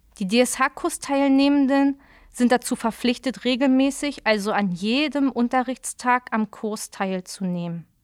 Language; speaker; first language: German; native; German